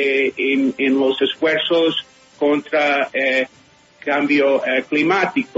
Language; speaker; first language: Spanish; non-native, fluent; English